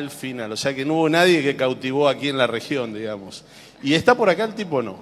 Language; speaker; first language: Spanish; native; Spanish